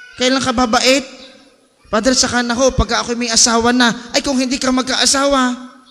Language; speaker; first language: Filipino; native; Filipino